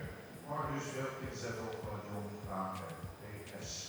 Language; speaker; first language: Dutch; native; Dutch